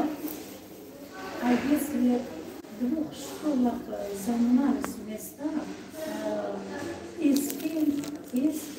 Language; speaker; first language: Russian; non-native, learner; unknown